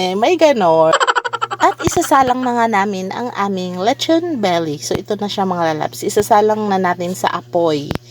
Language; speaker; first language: Filipino; non-native, local second language; Cebuano